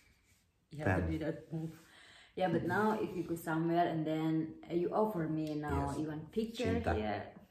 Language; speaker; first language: English; non-native, learner; Indonesian